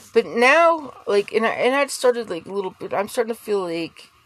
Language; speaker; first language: English; native; English